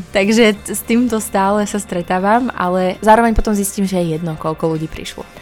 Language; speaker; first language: Slovak; native; Slovak